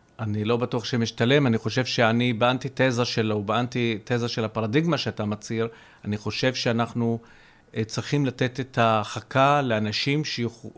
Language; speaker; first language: Hebrew; non-native, local second language; Arabic